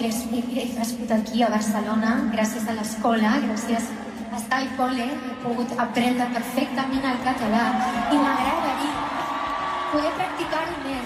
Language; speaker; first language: Catalan; non-native, local second language; Spanish